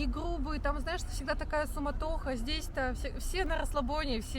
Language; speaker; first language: Russian; native; Russian